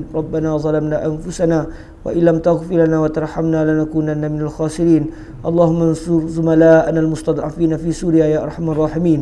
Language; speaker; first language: Arabic; non-native, fluent; Malay